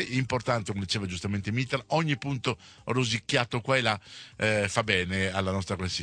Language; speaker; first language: Italian; native; Italian